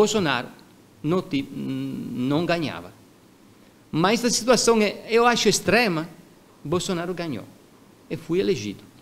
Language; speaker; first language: Portuguese; non-native, fluent; Italian